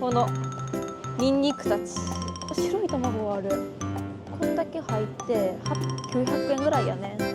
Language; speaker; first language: Japanese; native; Japanese